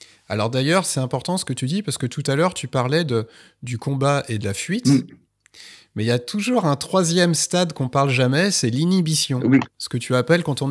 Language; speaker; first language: French; native; French